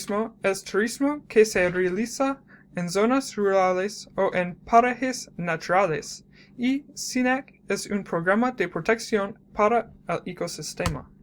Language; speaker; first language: Spanish; non-native, learner; English